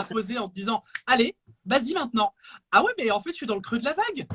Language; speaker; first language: French; native; French